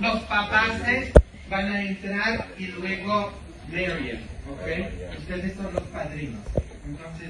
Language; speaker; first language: Spanish; non-native, fluent; English